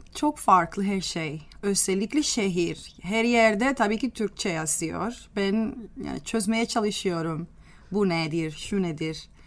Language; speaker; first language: Turkish; non-native, fluent; Spanish